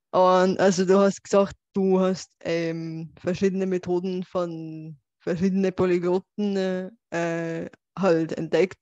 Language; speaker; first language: German; non-native, fluent; Bulgarian